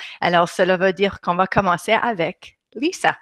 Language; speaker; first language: French; non-native, local second language; English